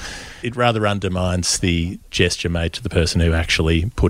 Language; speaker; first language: English; native; English